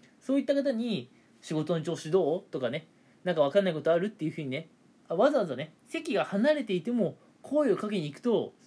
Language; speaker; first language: Japanese; native; Japanese